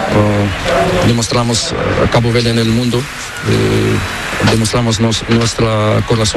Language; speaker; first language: Spanish; non-native, learner; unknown